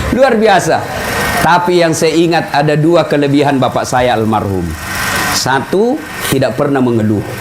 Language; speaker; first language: Indonesian; non-native, local second language; Buginese